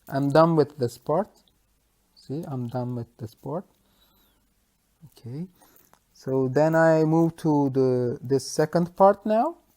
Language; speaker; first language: English; non-native, fluent; Turkish